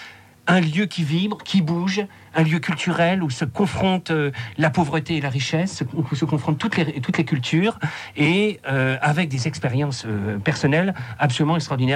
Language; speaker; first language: French; native; French